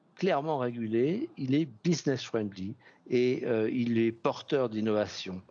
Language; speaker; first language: French; native; French